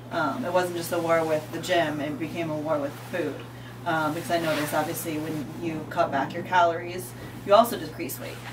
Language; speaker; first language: English; native; English